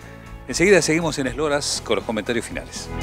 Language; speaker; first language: Spanish; native; Spanish